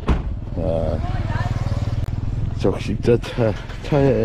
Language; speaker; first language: Korean; native; Korean